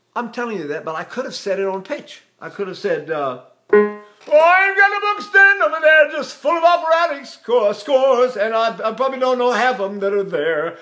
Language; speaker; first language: English; native; English